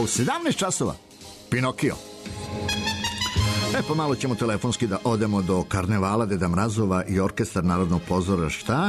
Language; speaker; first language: Serbian; native; Serbian